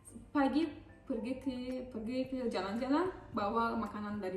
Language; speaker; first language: Indonesian; non-native, learner; Turkish